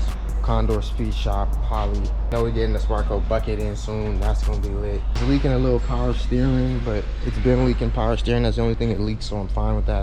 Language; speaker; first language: English; native; English